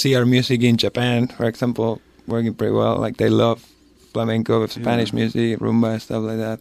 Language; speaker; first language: English; non-native, fluent; Spanish